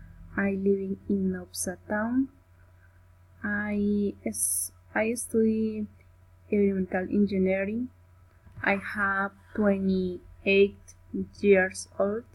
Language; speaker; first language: English; non-native, learner; Spanish